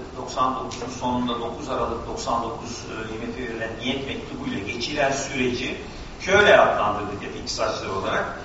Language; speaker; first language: Turkish; native; Turkish